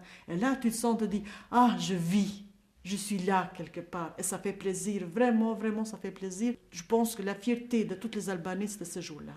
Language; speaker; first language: French; non-native, fluent; Albanian